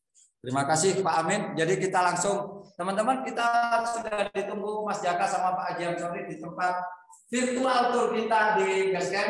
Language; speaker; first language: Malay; non-native, local second language; Javanese